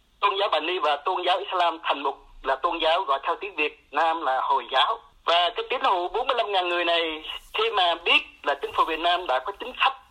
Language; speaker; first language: Vietnamese; non-native, local second language; Eastern Cham